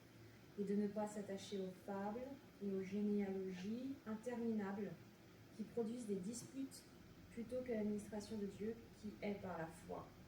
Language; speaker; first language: French; native; French